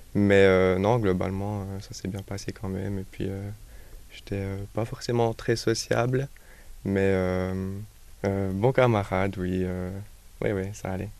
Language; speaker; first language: French; native; French